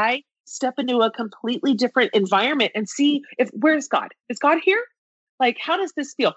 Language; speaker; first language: English; native; English